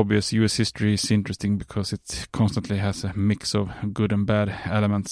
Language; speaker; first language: English; non-native, fluent; Swedish